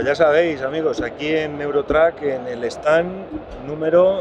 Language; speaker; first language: Spanish; native; Spanish